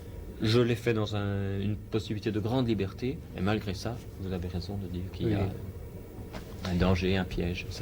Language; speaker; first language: French; native; French